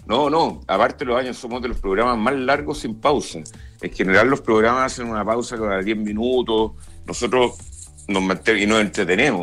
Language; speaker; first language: Spanish; native; Spanish